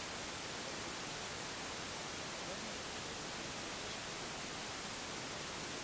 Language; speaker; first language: Russian; native; Russian